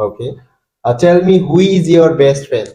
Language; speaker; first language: English; non-native, fluent; Bangla